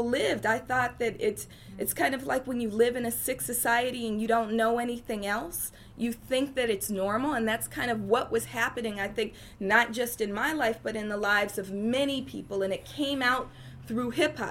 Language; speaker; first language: English; native; English